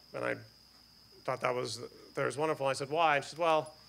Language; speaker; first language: English; native; English